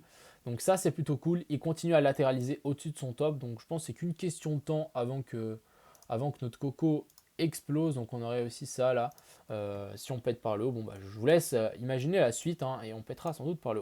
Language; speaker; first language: French; native; French